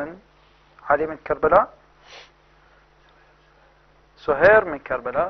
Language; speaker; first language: Arabic; native; Arabic